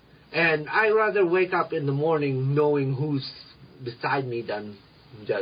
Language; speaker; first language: English; early bilingual, other home language; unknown